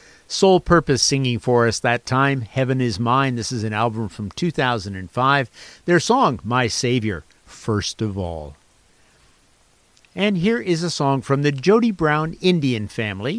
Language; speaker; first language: English; native; English